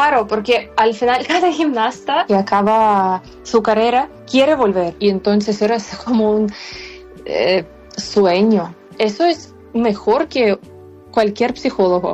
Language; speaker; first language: Spanish; non-native, fluent; Ukrainian